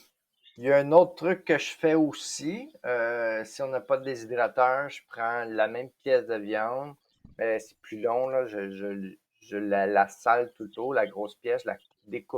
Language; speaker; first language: French; native; French